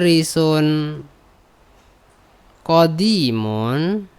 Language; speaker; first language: Arabic; non-native, fluent; Indonesian